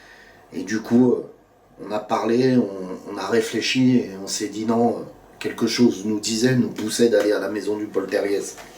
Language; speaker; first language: French; native; French